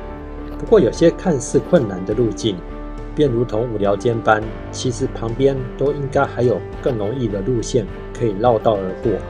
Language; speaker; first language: Chinese; native; Chinese